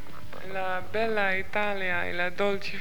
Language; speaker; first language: Italian; non-native, learner; Dutch